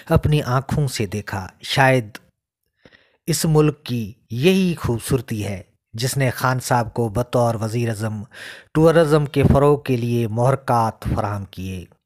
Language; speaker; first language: Urdu; non-native, local second language; Sindhi